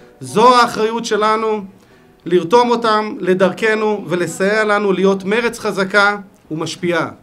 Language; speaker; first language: Hebrew; native; Hebrew